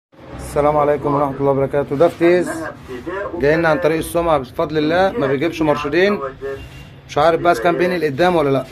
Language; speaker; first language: Arabic; native; Arabic